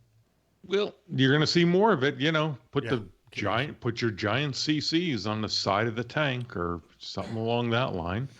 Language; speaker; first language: English; native; English